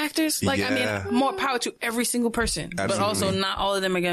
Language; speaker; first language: English; native; English